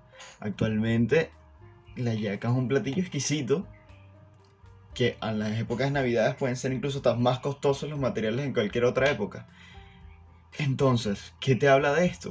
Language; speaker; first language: Spanish; native; Spanish